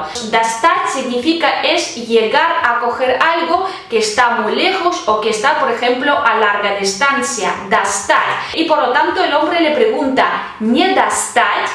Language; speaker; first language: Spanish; non-native, fluent; Russian